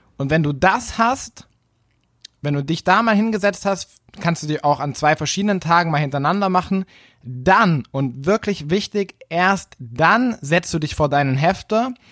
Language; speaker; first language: German; native; German